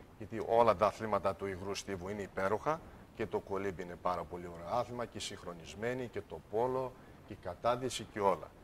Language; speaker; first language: Greek; early bilingual, heritage; Greek